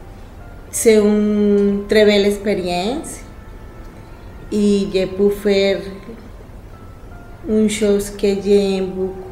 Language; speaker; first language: French; non-native, learner; Spanish